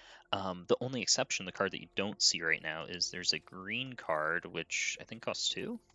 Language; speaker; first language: English; native; English